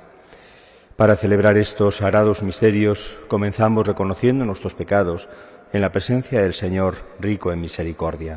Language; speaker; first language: Spanish; native; Spanish